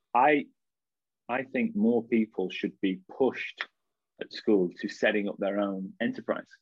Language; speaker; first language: English; native; English